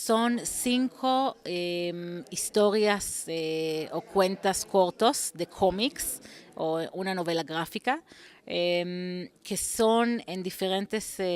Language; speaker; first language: Spanish; non-native, fluent; Hebrew